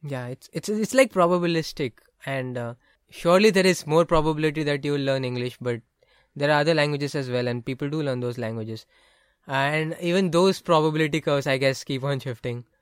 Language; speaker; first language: English; non-native, local second language; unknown